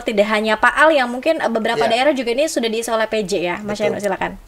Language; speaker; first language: Indonesian; native; Indonesian